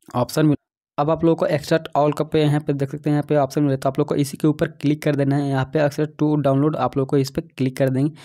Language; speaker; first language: Hindi; native; Hindi